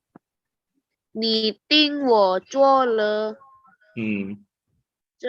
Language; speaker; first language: Chinese; non-native, learner; Indonesian